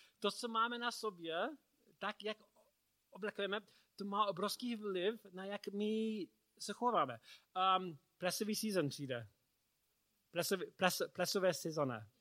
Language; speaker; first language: Czech; non-native, learner; English